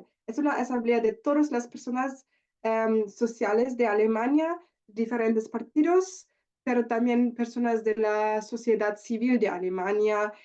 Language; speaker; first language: Spanish; non-native, learner; German